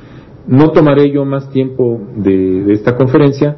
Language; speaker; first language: Spanish; native; Spanish